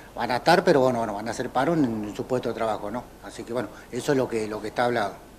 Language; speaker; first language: Spanish; native; Spanish